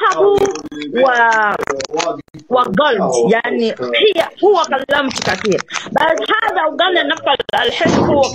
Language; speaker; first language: Arabic; non-native, learner; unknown